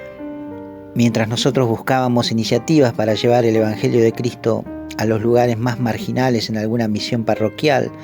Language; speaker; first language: Spanish; native; Spanish